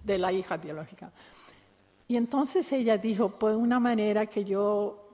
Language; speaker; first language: Spanish; non-native, fluent; English